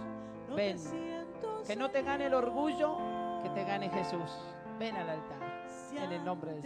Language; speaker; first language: Spanish; native; Spanish